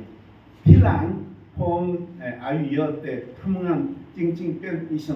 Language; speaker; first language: Thai; non-native, learner; Korean